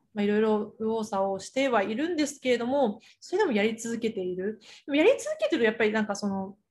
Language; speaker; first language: Japanese; early bilingual, other home language; Chinese